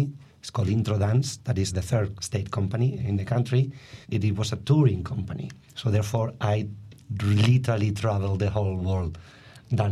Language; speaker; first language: English; non-native, fluent; Spanish